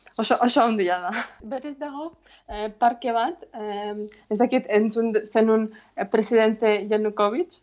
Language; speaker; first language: Basque; non-native, fluent; Ukrainian